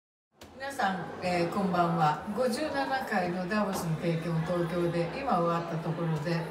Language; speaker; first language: Japanese; native; Japanese